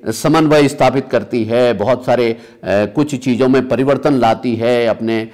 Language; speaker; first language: Hindi; native; Hindi